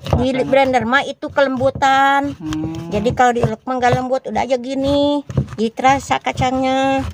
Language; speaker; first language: Indonesian; non-native, local second language; Sundanese